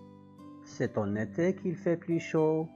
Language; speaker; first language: French; non-native, local second language; Arabic